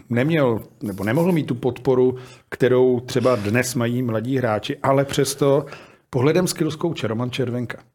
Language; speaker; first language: Czech; native; Czech